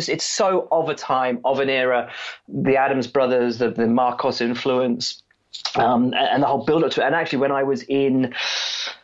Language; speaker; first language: English; native; English